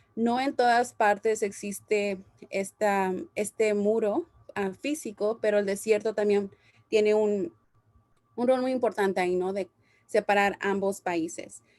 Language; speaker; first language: Spanish; early bilingual, heritage; Spanish